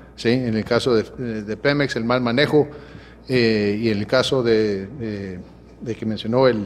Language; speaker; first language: Spanish; early bilingual, heritage; Spanish